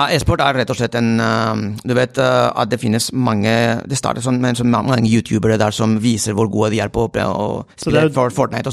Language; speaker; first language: Norwegian; non-native, fluent; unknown